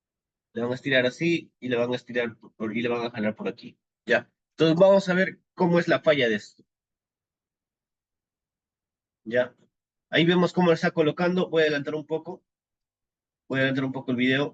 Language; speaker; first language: Spanish; native; Spanish